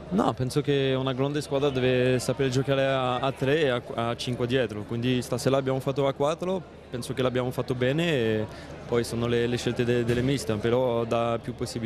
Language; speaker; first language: Italian; non-native, fluent; French